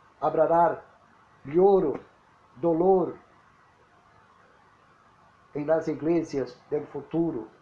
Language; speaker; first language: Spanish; non-native, learner; Portuguese